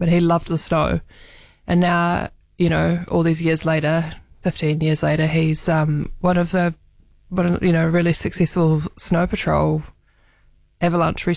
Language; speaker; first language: English; native; English